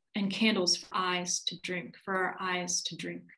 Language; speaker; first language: English; native; English